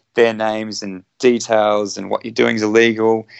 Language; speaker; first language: English; native; English